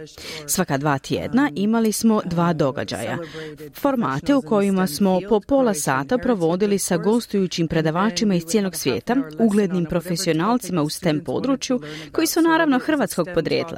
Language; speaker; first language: Serbian; native; Serbian